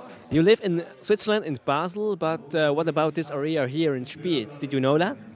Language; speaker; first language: English; non-native, learner; Swiss German